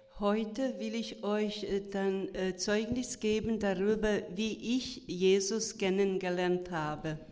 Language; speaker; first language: German; non-native, fluent; Croatian